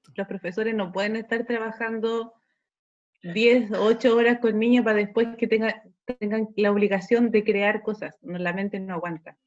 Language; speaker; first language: Spanish; native; Spanish